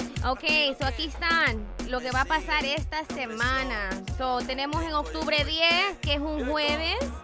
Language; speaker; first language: Spanish; early bilingual, heritage; Spanish